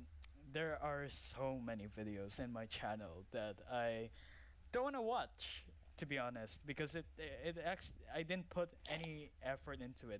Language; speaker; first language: English; non-native, local second language; Filipino